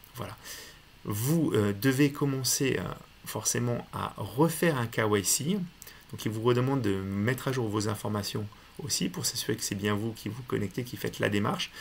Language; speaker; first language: French; native; French